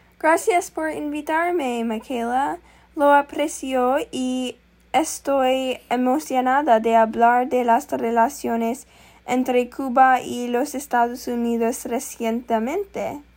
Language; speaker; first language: Spanish; non-native, learner; English